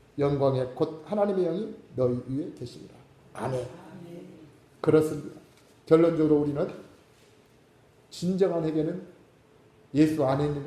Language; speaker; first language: Korean; native; Korean